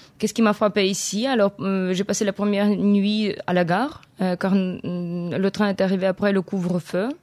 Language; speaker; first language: French; non-native, fluent; Ukrainian